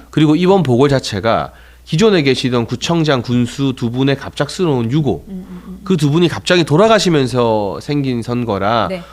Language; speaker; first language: Korean; native; Korean